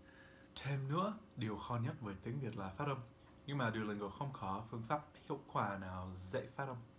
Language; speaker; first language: Vietnamese; non-native, learner; English